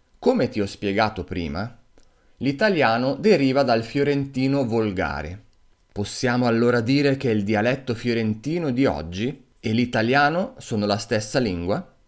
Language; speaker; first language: Italian; native; Italian